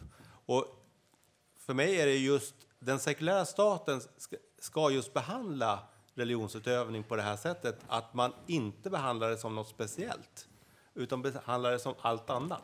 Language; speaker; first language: Swedish; native; Swedish